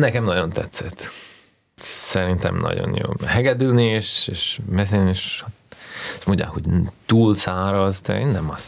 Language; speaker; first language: Hungarian; non-native, fluent; Russian